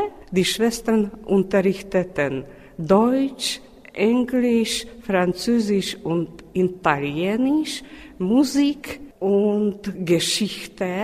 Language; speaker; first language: German; non-native, learner; Czech